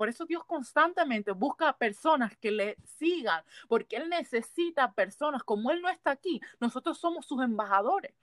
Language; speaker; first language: Spanish; early bilingual, heritage; Spanish